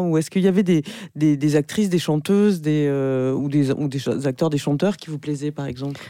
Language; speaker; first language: French; native; French